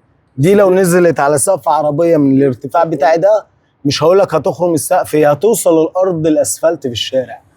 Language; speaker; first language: Arabic; native; Arabic